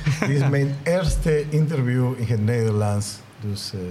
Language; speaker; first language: Dutch; non-native, learner; Spanish